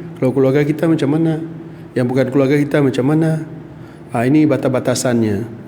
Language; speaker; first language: Malay; non-native, local second language; Iban